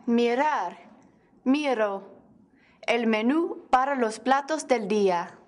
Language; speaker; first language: Spanish; non-native, fluent; English